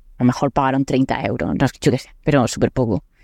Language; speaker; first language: Spanish; native; Spanish